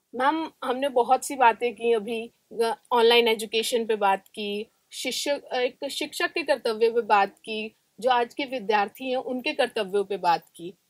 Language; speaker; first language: Hindi; native; Hindi